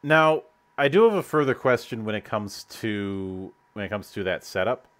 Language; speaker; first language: English; native; English